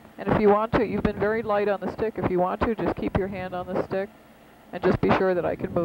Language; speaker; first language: English; native; English